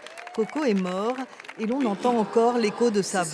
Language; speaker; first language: French; native; French